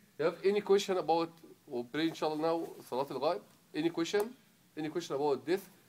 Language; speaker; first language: English; non-native, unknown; Arabic